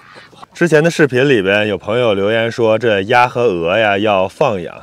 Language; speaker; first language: Chinese; native; Chinese